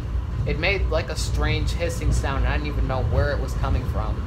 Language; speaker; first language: English; native; English